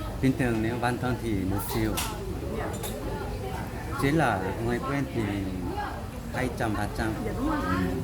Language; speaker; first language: Vietnamese; non-native, learner; Korean